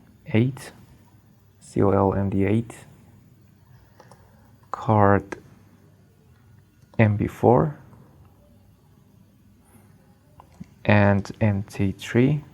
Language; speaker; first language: English; non-native, fluent; Persian